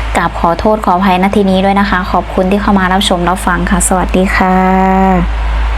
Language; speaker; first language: Thai; native; Thai